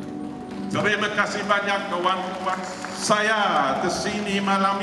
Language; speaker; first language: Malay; non-native, learner; English